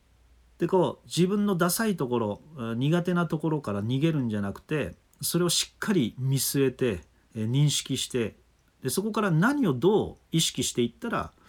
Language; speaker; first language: Japanese; native; Japanese